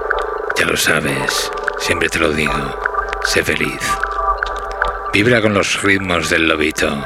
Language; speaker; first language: Spanish; native; Spanish